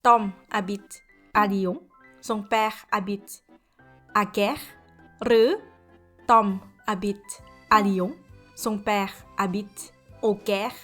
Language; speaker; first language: French; non-native, fluent; Thai